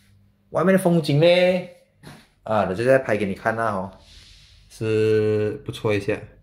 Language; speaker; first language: Chinese; native; Chinese